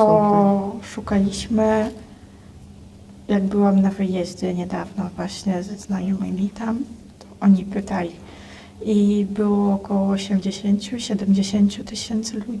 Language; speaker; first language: Polish; non-native, fluent; Russian